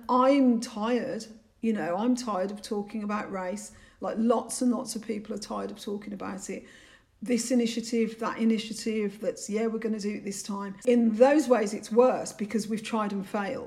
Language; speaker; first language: English; native; English